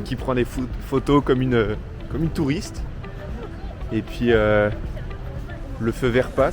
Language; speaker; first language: French; native; French